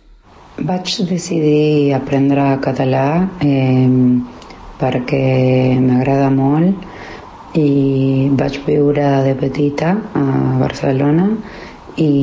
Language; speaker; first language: Catalan; non-native, fluent; Spanish